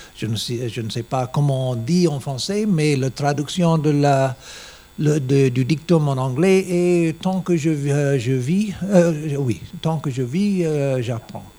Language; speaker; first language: French; non-native, learner; English